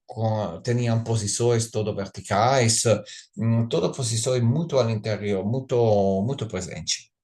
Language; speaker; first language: Spanish; non-native, learner; Italian